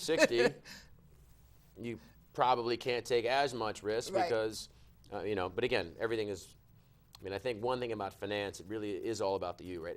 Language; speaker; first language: English; native; English